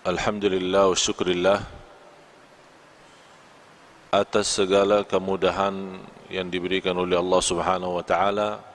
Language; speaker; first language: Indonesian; non-native, fluent; Arabic